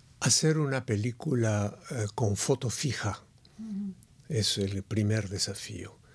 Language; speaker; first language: Spanish; native; Spanish